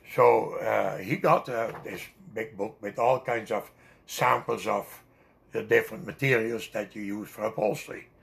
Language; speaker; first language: English; non-native, fluent; Dutch